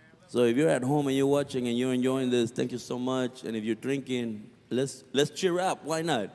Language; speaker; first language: English; early bilingual, other home language; Spanish